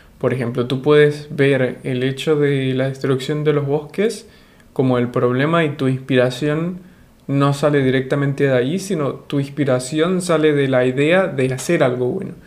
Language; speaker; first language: Spanish; native; Spanish